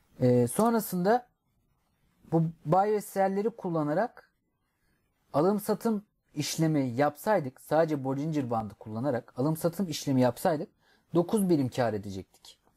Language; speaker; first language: Turkish; native; Turkish